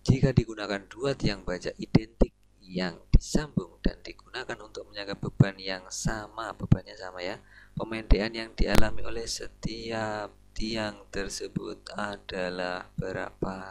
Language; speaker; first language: Indonesian; native; Indonesian